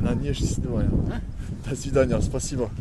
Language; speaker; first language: Russian; non-native, learner; French